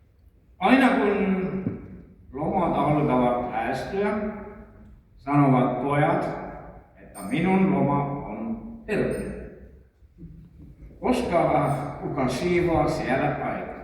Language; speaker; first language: Finnish; non-native, local second language; Estonian